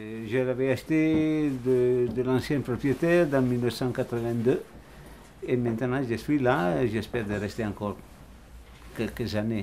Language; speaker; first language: French; non-native, fluent; Italian